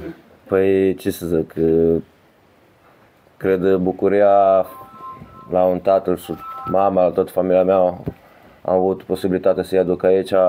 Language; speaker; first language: Romanian; early bilingual, heritage; Romanian